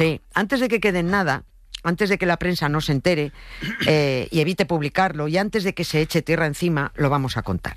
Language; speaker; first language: Spanish; native; Spanish